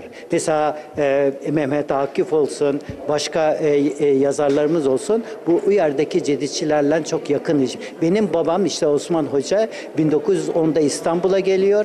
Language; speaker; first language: Turkish; early bilingual, other home language; Uzbek